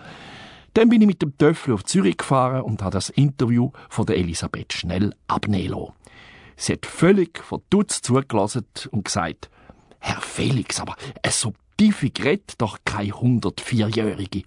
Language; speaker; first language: German; native; German